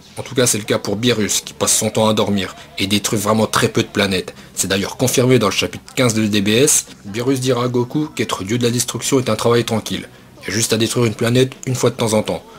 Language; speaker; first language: French; native; French